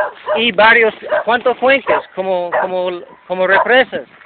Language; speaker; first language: Spanish; non-native, learner; English